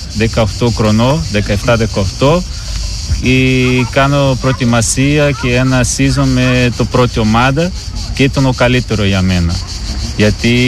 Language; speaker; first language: Greek; non-native, learner; Portuguese